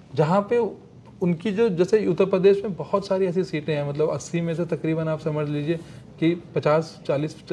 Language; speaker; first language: Hindi; native; Hindi